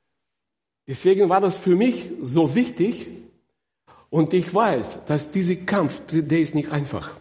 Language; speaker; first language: German; non-native, fluent; Russian